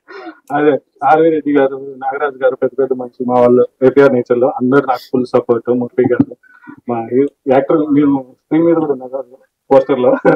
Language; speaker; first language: Telugu; native; Telugu